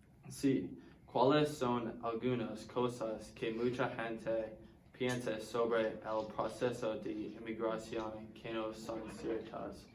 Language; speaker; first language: Spanish; non-native, learner; English